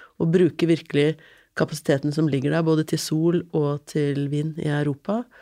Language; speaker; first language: Norwegian; native; Norwegian